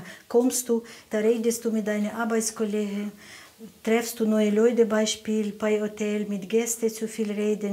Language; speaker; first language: German; non-native, learner; Russian